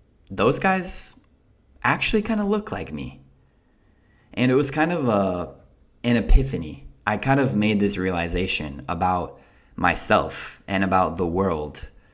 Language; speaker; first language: English; native; English